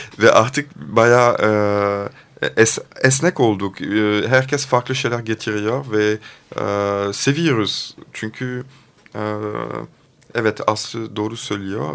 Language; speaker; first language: Turkish; non-native, fluent; French